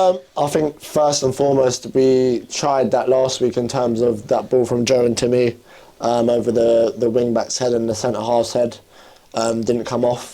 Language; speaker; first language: English; native; English